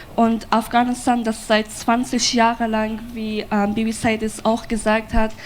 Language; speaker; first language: German; non-native, fluent; Persian